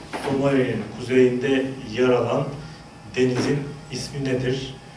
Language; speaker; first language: Turkish; native; Turkish